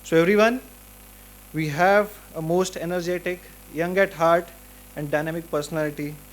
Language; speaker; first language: English; non-native, local second language; Marathi